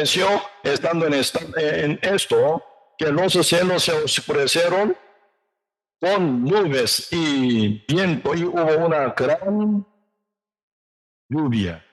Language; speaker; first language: Spanish; non-native, learner; Korean